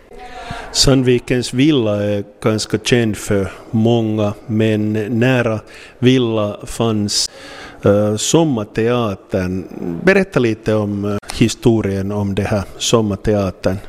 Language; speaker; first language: Swedish; non-native, local second language; Finnish